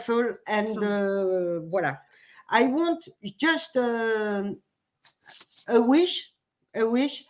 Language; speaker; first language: English; non-native, learner; French